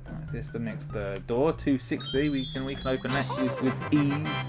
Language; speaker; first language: English; native; English